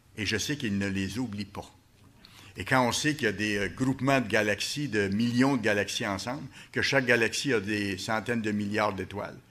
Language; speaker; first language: French; native; French